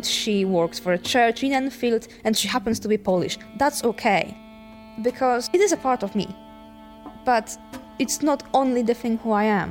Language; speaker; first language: English; non-native, fluent; Polish